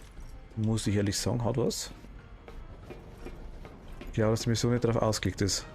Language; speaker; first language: German; native; German